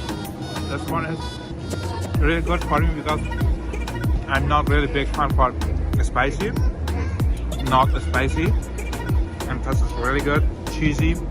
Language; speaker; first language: English; non-native, learner; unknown